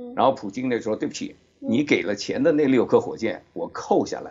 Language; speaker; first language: Chinese; native; Chinese